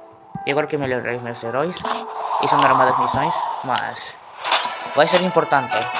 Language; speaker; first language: Portuguese; non-native, learner; Spanish